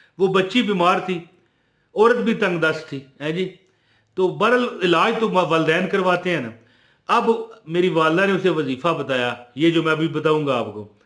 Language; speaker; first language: Urdu; non-native, local second language; Punjabi